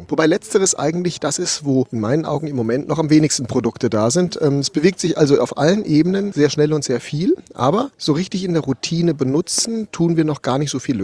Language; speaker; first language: German; native; German